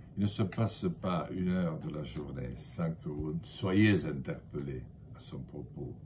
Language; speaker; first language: French; native; French